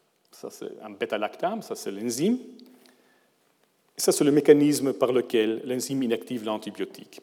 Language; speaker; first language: French; non-native, fluent; German